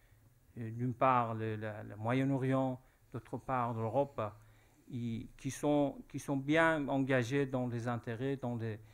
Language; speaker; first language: French; non-native, fluent; Persian